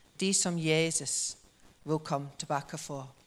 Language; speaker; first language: Norwegian; non-native, fluent; English